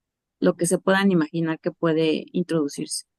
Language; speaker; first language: Spanish; native; Spanish